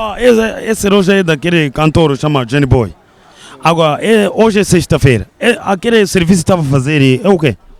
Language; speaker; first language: Portuguese; non-native, learner; Kinyarwanda